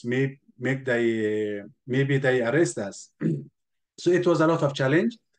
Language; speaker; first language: English; non-native, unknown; Persian